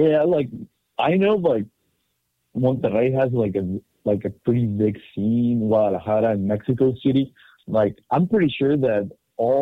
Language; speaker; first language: English; non-native, fluent; Spanish